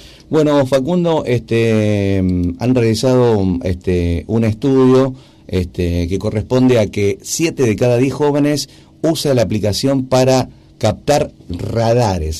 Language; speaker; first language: Spanish; native; Spanish